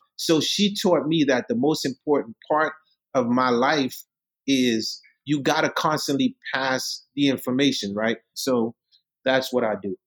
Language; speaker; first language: English; early bilingual, other home language; Haitian Creole